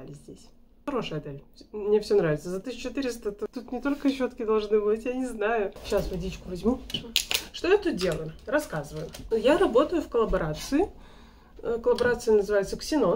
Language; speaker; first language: Russian; native; Russian